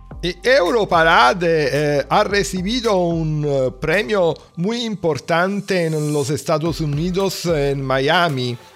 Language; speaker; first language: Spanish; non-native, learner; Italian